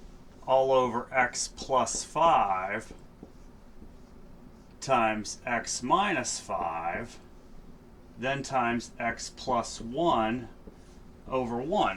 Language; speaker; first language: English; native; English